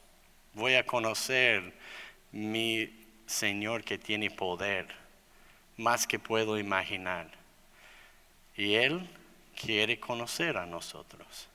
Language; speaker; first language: Spanish; non-native, fluent; English